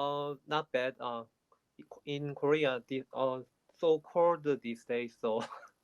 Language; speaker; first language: English; non-native, learner; Korean